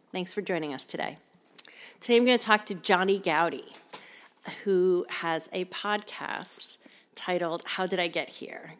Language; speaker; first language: English; native; English